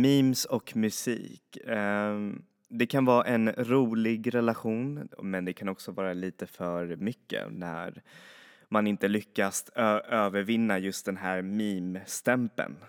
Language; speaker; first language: Swedish; native; Swedish